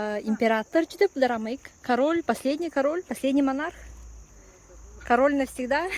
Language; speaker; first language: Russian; non-native, local second language; Tuvinian